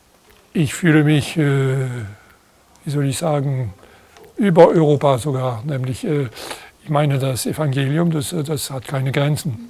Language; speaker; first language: German; non-native, fluent; French